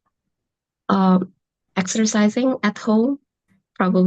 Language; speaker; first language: English; non-native, learner; Indonesian